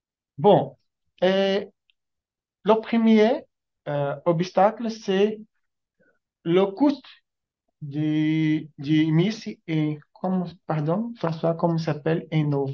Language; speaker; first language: French; non-native, learner; Portuguese